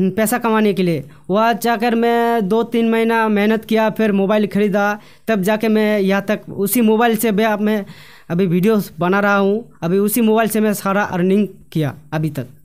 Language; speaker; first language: Hindi; non-native, local second language; Bangla